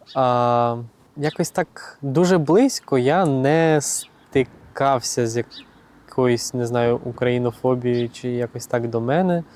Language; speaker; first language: Ukrainian; native; Ukrainian